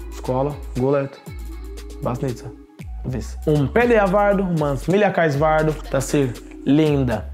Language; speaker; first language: Latvian; non-native, learner; Portuguese